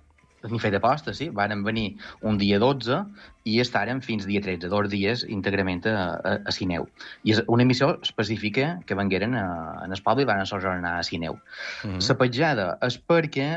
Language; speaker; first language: Catalan; native; Catalan